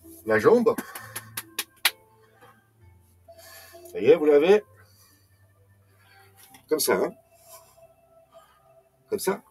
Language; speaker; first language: French; native; French